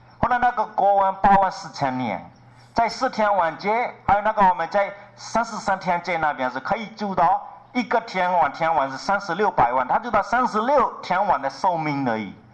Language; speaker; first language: Chinese; non-native, fluent; Burmese